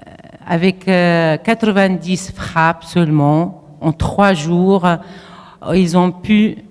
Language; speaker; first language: French; non-native, fluent; Arabic